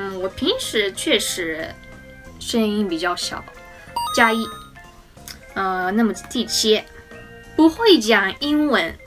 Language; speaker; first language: Chinese; non-native, fluent; Japanese